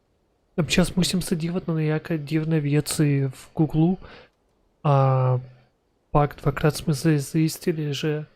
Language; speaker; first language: Czech; non-native, learner; Ukrainian